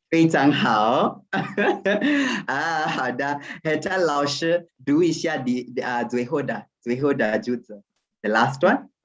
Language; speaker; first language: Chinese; non-native, fluent; Swahili